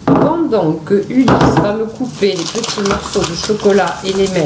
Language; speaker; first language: French; native; French